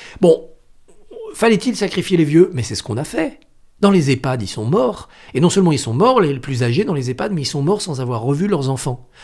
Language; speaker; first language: French; native; French